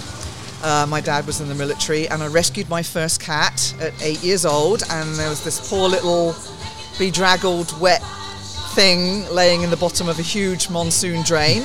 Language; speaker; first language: English; native; English